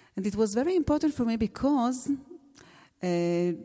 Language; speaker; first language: English; non-native, fluent; Hebrew